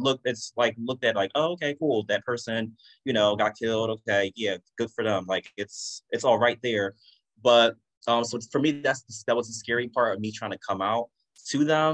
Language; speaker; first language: English; native; English